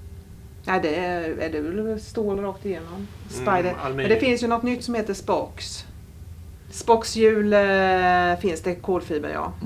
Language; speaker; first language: Swedish; native; Swedish